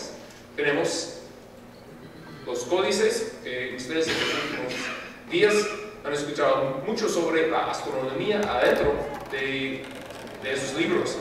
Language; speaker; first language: Spanish; non-native, fluent; English